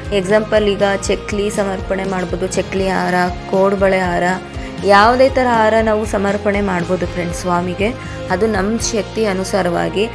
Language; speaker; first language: Kannada; native; Kannada